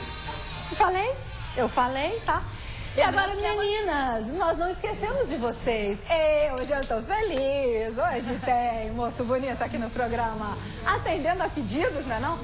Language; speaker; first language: Portuguese; native; Portuguese